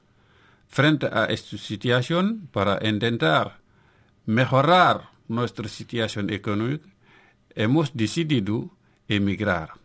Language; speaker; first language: Spanish; non-native, local second language; Wolof